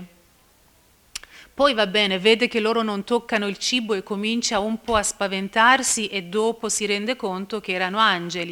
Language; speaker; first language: Italian; non-native, fluent; Persian